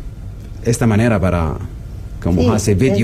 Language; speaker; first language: Spanish; non-native, learner; Arabic